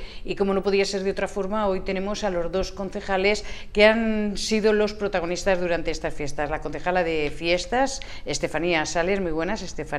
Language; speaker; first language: Spanish; native; Spanish